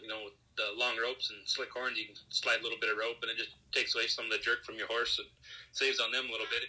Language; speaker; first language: English; native; English